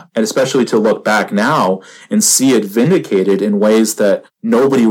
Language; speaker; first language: English; native; English